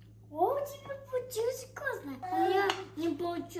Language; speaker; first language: Russian; early bilingual, heritage; Kazakh